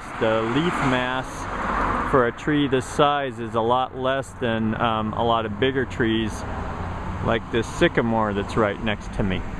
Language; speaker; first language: English; native; English